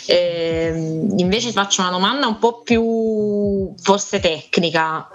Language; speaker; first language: Italian; native; Italian